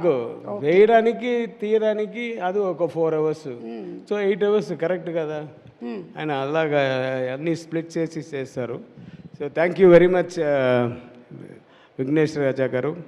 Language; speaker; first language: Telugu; non-native, learner; Tamil